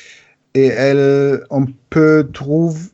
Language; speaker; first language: French; non-native, learner; German